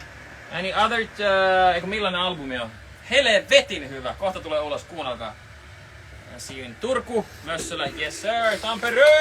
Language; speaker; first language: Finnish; native; Finnish